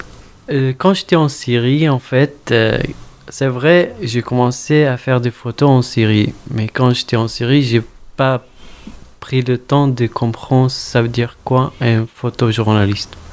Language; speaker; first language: French; non-native, fluent; Arabic